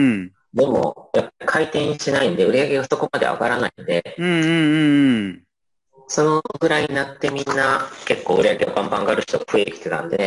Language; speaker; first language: Japanese; native; Japanese